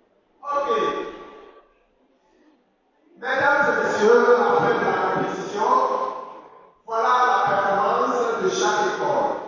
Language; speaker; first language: French; non-native, fluent; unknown